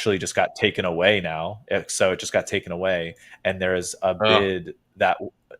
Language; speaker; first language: English; native; English